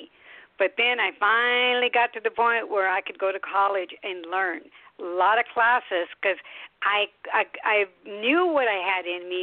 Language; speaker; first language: English; early bilingual, other home language; Spanish